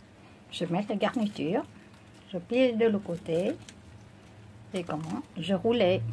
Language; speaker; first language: French; non-native, learner; Vietnamese